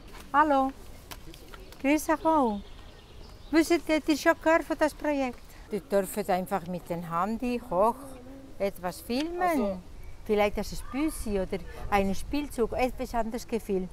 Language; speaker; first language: German; non-native, learner; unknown